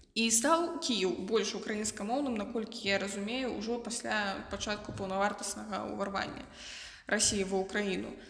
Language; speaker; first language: Belarusian; non-native, local second language; Russian